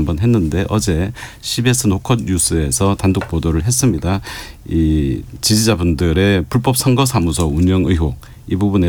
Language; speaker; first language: Korean; native; Korean